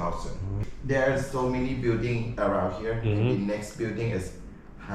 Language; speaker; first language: English; non-native, fluent; Thai